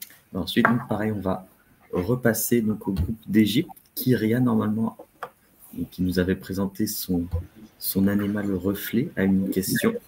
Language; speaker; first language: French; native; French